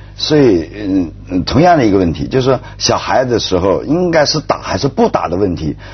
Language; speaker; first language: Chinese; native; Chinese